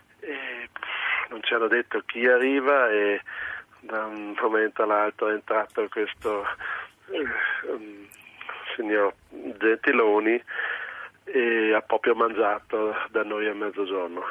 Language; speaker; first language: Italian; non-native, local second language; German